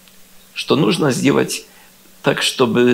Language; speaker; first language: Russian; non-native, learner; Polish